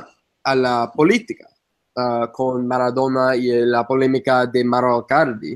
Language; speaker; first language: Spanish; non-native, fluent; English